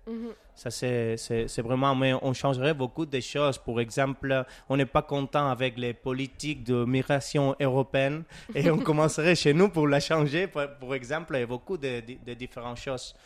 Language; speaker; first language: French; non-native, learner; Catalan